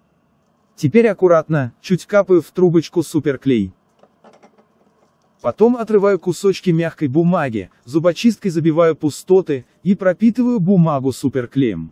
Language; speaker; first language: Russian; native; Russian